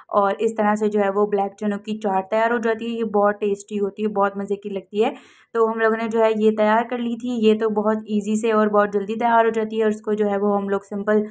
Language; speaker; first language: Urdu; native; Urdu